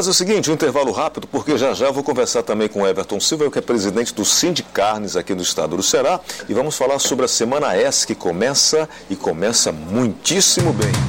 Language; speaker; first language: Portuguese; native; Portuguese